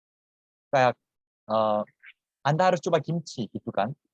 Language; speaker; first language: Indonesian; non-native, fluent; Korean